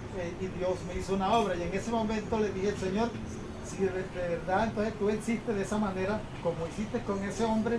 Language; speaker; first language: Spanish; native; Spanish